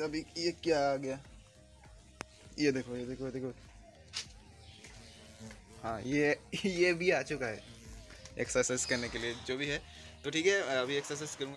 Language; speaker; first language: Hindi; non-native, local second language; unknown